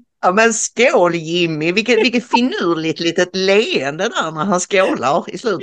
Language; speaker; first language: Swedish; native; Swedish